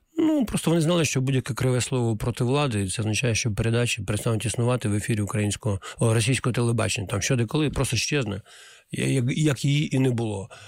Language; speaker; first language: Ukrainian; non-native, local second language; Russian